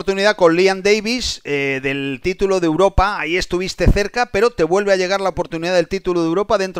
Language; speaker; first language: Spanish; native; Spanish